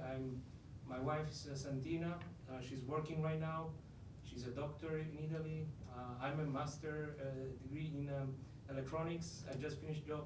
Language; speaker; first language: English; non-native, fluent; Italian